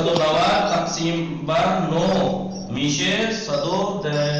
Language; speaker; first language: Persian; non-native, fluent; Urdu